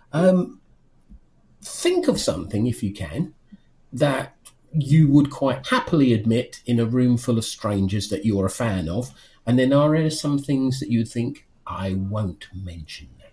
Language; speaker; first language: English; native; English